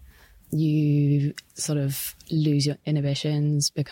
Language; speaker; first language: English; native; English